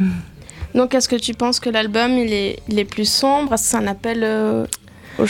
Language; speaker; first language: French; native; French